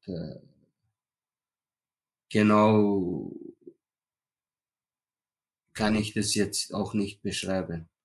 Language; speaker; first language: German; non-native, learner; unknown